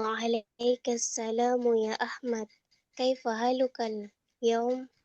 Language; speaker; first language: Arabic; non-native, learner; Indonesian